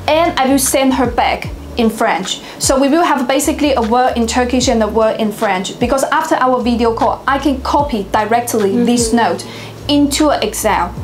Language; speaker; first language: English; non-native, fluent; Chinese